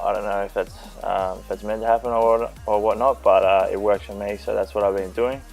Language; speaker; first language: English; native; English